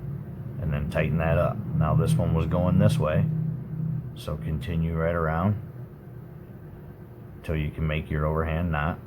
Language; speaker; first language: English; native; English